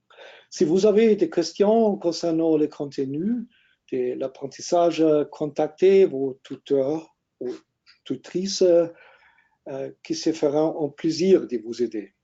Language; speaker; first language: French; non-native, learner; German